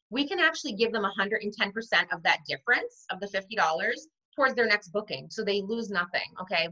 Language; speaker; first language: English; native; English